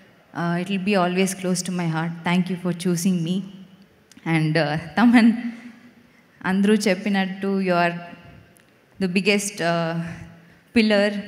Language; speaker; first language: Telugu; non-native, learner; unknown